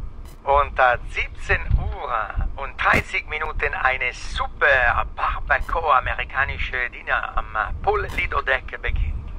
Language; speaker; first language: German; non-native, fluent; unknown